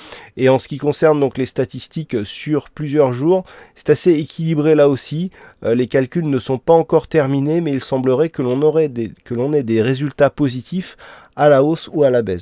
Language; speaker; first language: French; native; French